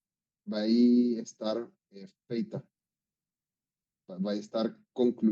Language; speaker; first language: Portuguese; non-native, learner; Spanish